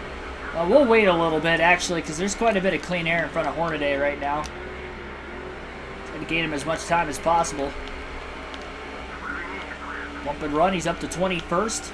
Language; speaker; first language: English; native; English